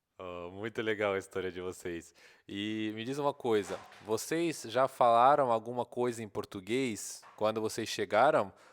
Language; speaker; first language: Portuguese; non-native, fluent; Russian